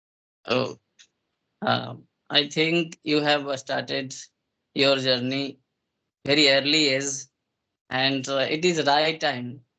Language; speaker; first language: English; non-native, local second language; Hindi